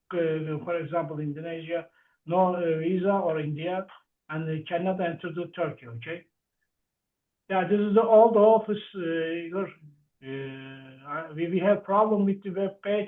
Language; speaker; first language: English; non-native, learner; Turkish